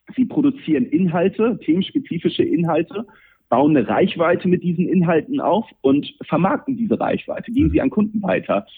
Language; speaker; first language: German; native; German